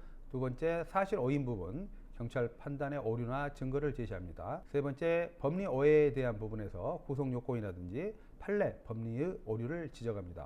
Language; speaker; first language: Korean; native; Korean